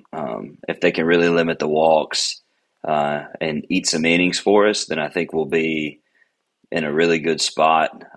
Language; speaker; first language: English; native; English